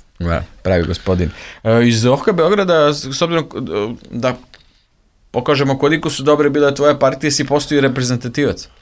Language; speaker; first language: Serbian; native; Serbian